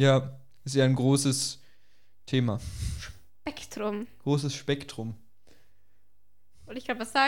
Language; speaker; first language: German; native; German